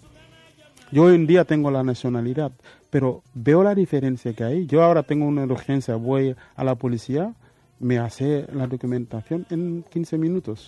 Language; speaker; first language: Spanish; non-native, fluent; Wolof